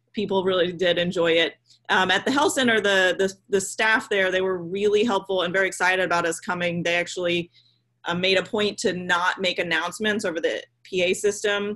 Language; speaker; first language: English; native; English